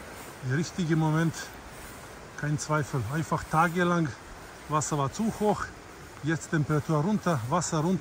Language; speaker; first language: German; non-native, learner; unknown